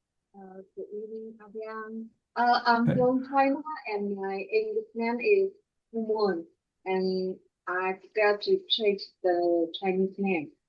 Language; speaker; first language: English; non-native, learner; Chinese